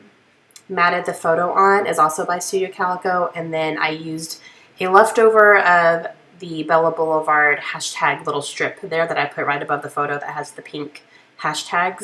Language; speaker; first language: English; native; English